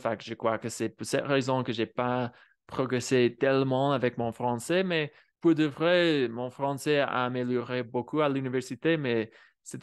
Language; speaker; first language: French; non-native, fluent; English